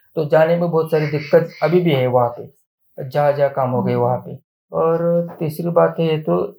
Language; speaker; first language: Hindi; non-native, local second language; Marathi